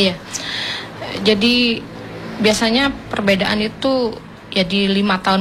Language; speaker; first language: Indonesian; native; Indonesian